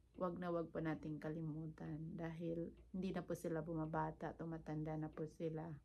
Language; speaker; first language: Filipino; non-native, local second language; Cebuano